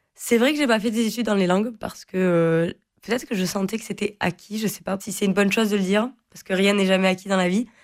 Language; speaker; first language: French; non-native, local second language; Occitan